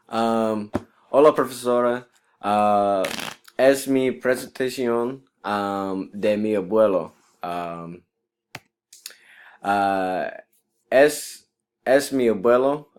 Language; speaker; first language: Spanish; non-native, learner; English